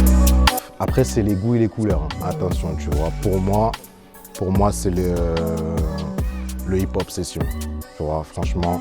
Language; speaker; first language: French; native; French